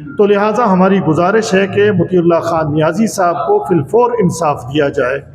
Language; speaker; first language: Urdu; non-native, local second language; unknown